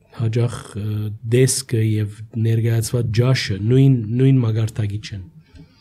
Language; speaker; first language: Armenian; early bilingual, heritage; Armenian